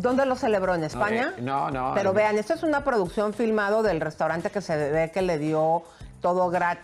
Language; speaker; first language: Spanish; native; Spanish